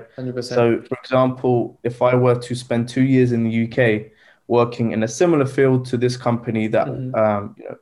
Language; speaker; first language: English; native; English